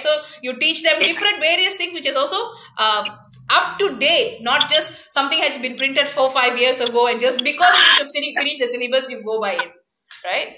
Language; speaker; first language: English; non-native, local second language; Tamil